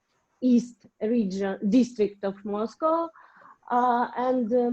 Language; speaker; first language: English; non-native, learner; Russian